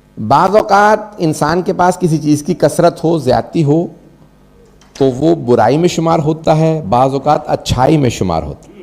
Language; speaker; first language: Urdu; native; Urdu